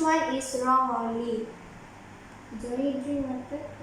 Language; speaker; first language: English; non-native, learner; Malay